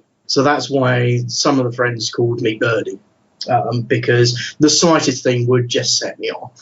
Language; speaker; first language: English; native; English